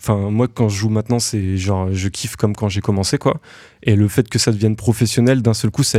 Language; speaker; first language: French; native; French